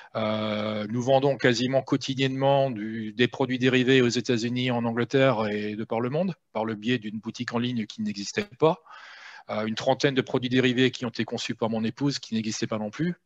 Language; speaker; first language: French; native; French